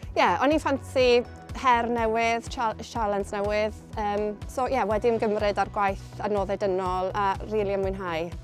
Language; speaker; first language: Welsh; native; Welsh